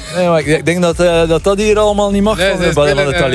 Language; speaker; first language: Dutch; native; Dutch